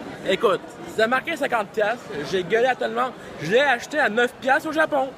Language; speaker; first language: French; native; French